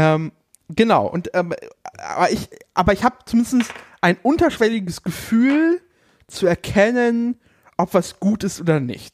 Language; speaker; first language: German; native; German